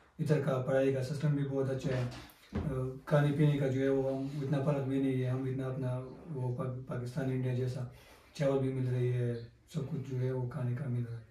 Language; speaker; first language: Urdu; non-native, local second language; Pashto